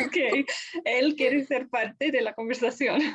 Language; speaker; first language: Spanish; non-native, fluent; English